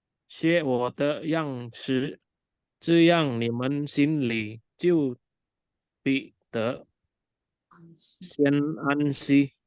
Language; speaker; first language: Chinese; non-native, learner; Indonesian